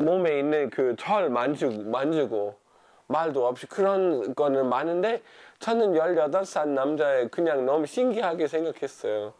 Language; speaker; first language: Korean; non-native, fluent; Danish